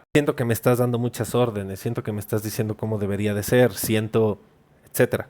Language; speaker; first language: Spanish; native; Spanish